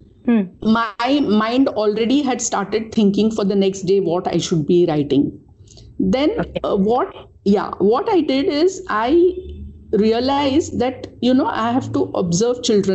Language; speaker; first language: English; non-native, local second language; Marathi